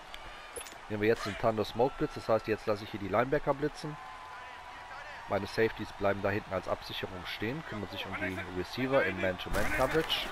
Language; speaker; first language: German; native; German